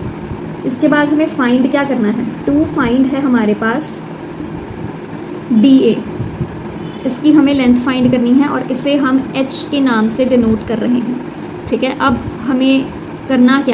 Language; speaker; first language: Hindi; native; Hindi